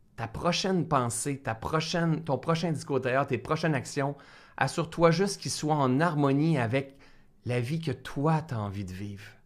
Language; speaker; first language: French; native; French